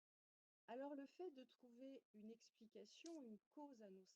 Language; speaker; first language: French; native; French